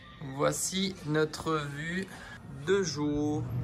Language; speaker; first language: French; native; French